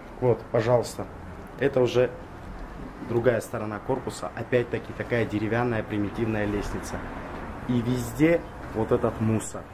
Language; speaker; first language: Russian; non-native, local second language; Georgian